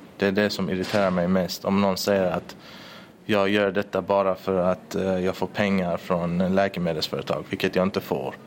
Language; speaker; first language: Swedish; early bilingual, other home language; Persian